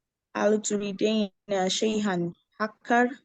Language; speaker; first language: Arabic; non-native, learner; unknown